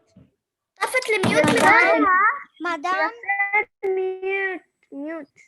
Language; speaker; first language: French; non-native, learner; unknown